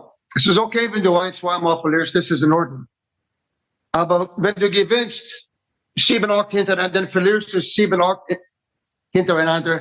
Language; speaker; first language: German; non-native, learner; English